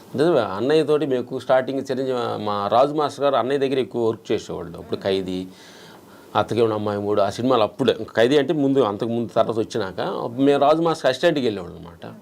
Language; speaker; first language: Telugu; native; Telugu